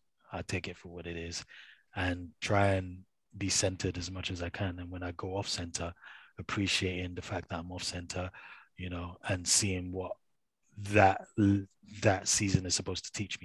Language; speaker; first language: English; native; English